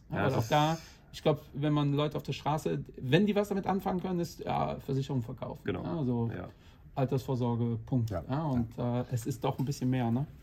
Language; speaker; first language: German; non-native, fluent; Portuguese